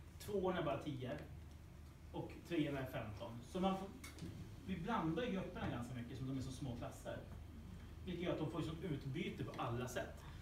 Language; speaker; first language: Swedish; native; Swedish